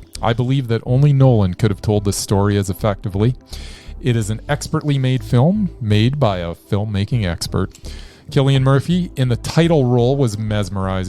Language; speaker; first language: English; native; English